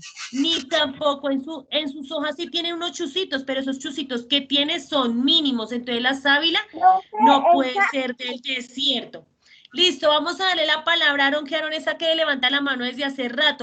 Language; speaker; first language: Spanish; native; Spanish